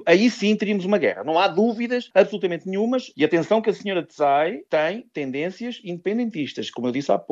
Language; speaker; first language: Portuguese; native; Portuguese